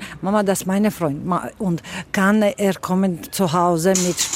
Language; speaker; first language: German; non-native, learner; Armenian